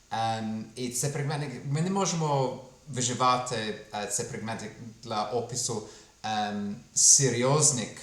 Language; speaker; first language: Ukrainian; non-native, fluent; English